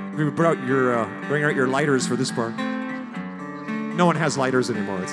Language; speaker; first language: English; native; English